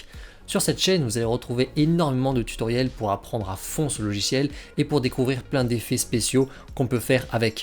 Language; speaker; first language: French; native; French